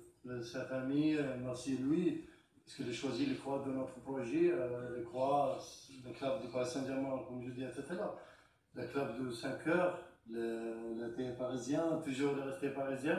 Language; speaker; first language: French; non-native, learner; Arabic